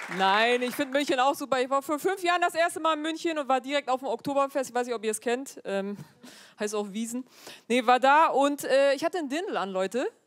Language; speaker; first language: German; early bilingual, other home language; Turkish